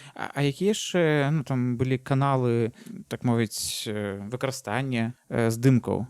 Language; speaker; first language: Belarusian; non-native, local second language; Russian